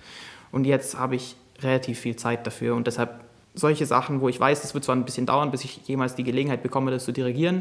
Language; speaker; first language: German; non-native, local second language; English